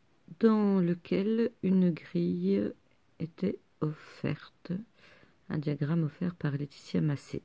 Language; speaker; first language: French; native; French